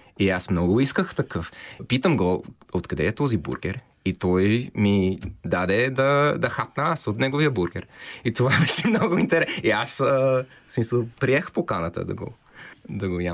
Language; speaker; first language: Bulgarian; non-native, fluent; English